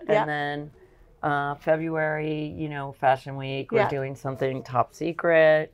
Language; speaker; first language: English; native; English